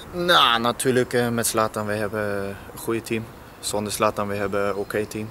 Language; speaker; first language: Dutch; non-native, learner; Swedish